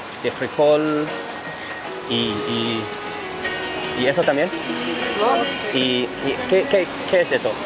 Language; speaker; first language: Spanish; non-native, learner; English